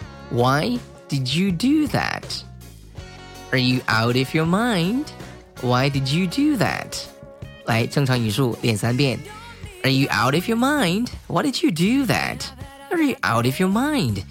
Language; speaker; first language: English; non-native, fluent; Chinese